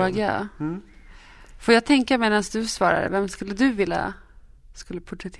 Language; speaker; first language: Swedish; native; Swedish